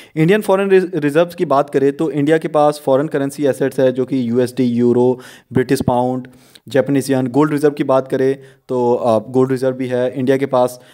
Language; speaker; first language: Hindi; native; Hindi